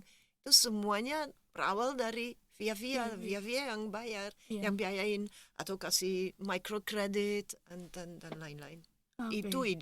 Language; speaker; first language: Indonesian; non-native, fluent; Dutch